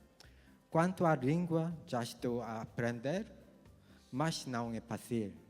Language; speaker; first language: Portuguese; non-native, learner; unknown